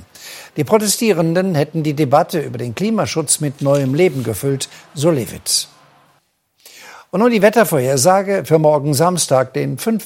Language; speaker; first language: German; native; German